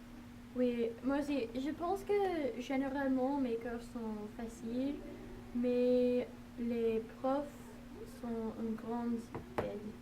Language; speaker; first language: French; non-native, learner; English